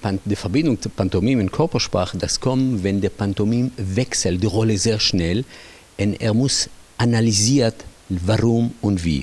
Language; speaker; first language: German; non-native, fluent; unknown